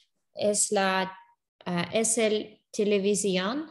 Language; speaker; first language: Spanish; non-native, learner; English